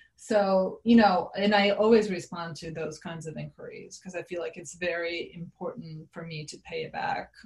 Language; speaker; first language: English; non-native, fluent; Serbian